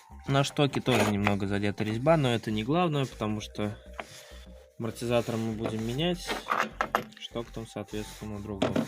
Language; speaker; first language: Russian; native; Russian